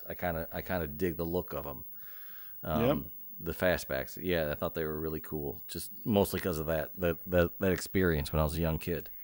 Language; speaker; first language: English; native; English